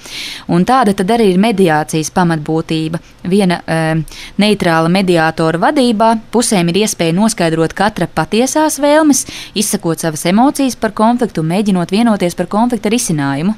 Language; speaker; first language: Latvian; native; Latvian